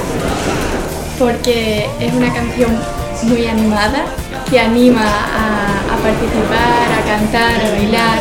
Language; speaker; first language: Italian; non-native, learner; Spanish